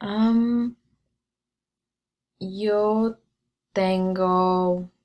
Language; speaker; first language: Spanish; non-native, learner; English